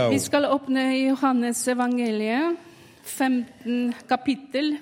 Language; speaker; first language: Norwegian; non-native, fluent; Polish